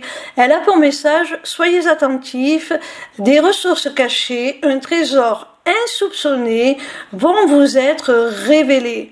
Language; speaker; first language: French; native; French